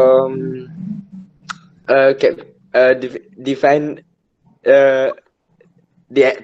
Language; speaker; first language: English; non-native, learner; Indonesian